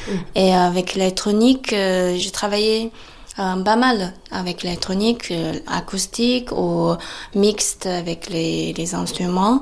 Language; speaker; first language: French; non-native, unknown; Chinese